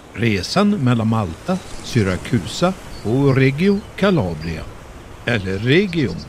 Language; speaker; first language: Swedish; native; Swedish